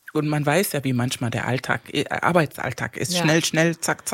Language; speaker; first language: German; non-native, fluent; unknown